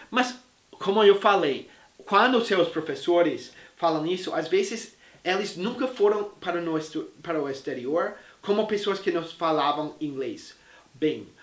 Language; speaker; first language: Portuguese; non-native, fluent; English